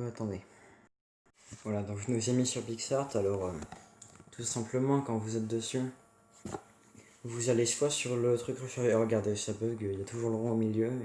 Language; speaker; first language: French; native; French